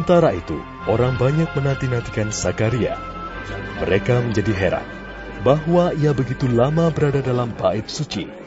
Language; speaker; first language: Indonesian; native; Indonesian